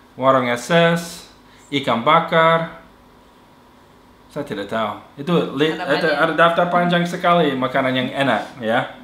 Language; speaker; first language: Indonesian; non-native, fluent; English